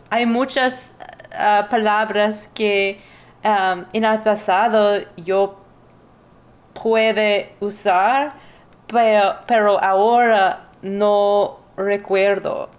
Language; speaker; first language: Spanish; non-native, learner; English